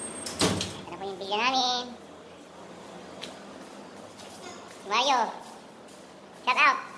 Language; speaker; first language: Filipino; native; Filipino